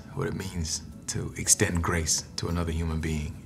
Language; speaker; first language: English; native; English